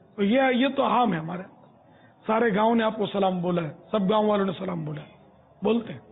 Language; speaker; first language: Urdu; non-native, local second language; Gujarati